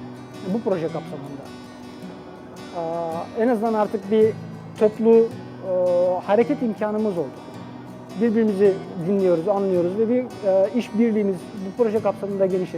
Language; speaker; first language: Turkish; native; Turkish